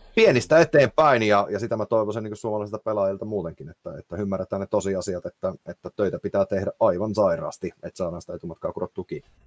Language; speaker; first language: Finnish; native; Finnish